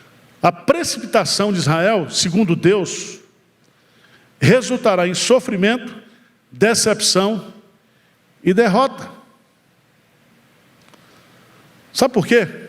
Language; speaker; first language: Portuguese; native; Portuguese